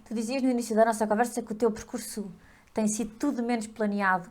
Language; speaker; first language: Portuguese; native; Portuguese